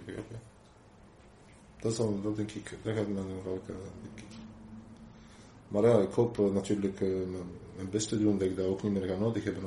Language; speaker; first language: Dutch; non-native, local second language; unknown